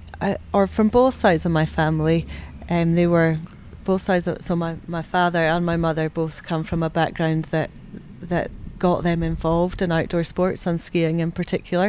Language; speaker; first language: English; native; English